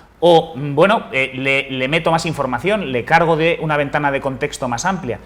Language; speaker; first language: Spanish; native; Spanish